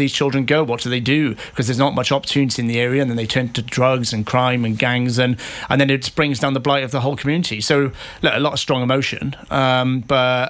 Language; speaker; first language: English; native; English